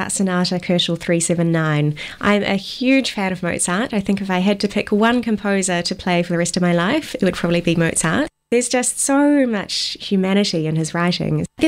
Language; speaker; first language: English; native; English